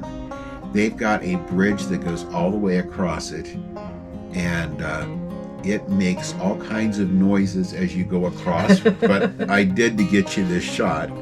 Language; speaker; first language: English; native; English